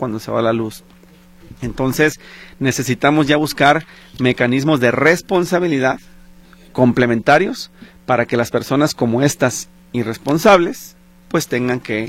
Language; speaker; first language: Spanish; native; Spanish